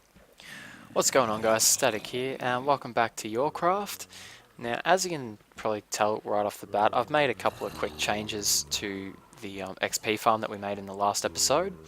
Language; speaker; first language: English; native; English